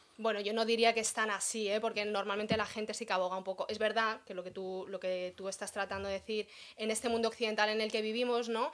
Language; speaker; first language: Spanish; early bilingual, other home language; Arabic